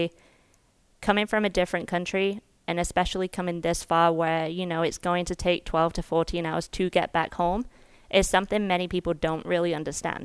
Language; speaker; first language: English; native; English